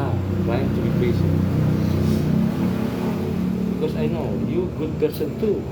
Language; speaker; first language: English; non-native, learner; Indonesian